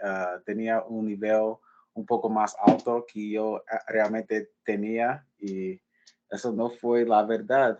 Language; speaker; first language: Spanish; non-native, learner; English